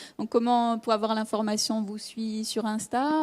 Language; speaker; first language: French; native; French